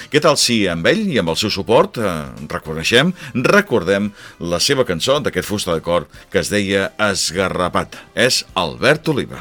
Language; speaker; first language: Catalan; native; Catalan